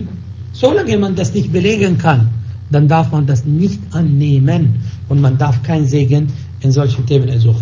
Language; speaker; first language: German; non-native, fluent; Arabic